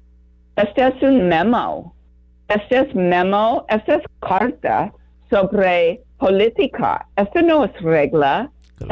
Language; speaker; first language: Spanish; non-native, learner; English